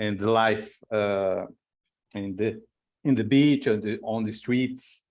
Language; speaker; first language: English; non-native, learner; Portuguese